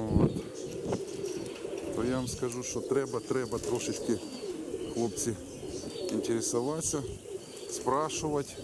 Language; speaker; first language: Ukrainian; non-native, local second language; Russian